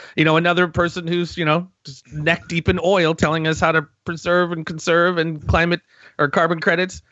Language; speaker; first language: English; native; English